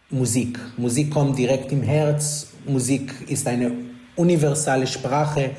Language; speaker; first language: German; non-native, fluent; Hebrew